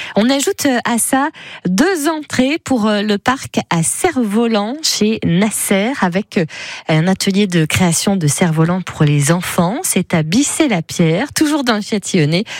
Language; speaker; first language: French; native; French